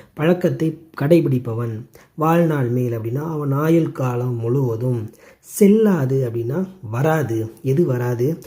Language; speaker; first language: Tamil; native; Tamil